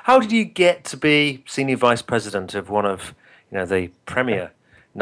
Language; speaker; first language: English; native; English